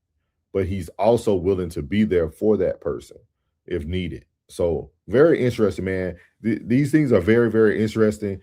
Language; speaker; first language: English; native; English